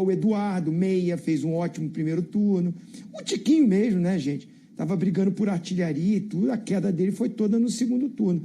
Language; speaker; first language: Portuguese; native; Portuguese